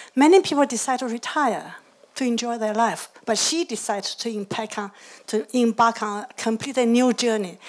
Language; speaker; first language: English; non-native, fluent; Chinese